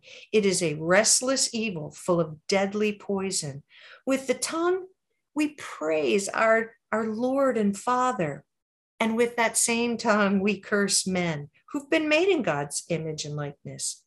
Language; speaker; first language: English; native; English